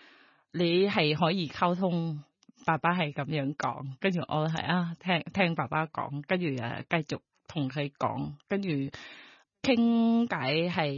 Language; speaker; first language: Cantonese; non-native, learner; Thai